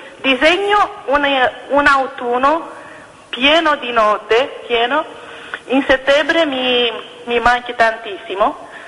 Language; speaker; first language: Italian; non-native, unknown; Romanian